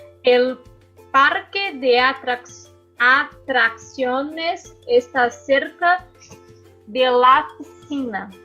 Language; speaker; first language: Spanish; non-native, learner; Portuguese